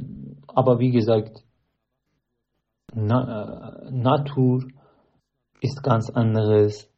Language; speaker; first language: German; non-native, learner; Persian